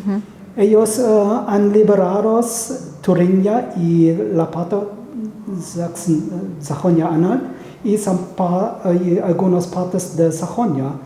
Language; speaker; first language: Spanish; non-native, fluent; German